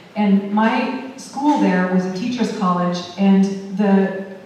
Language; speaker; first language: English; native; English